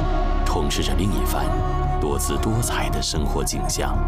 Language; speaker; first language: Chinese; native; Chinese